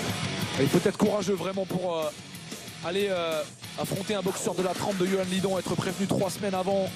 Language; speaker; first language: French; native; French